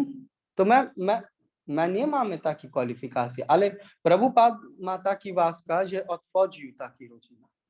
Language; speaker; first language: Polish; non-native, learner; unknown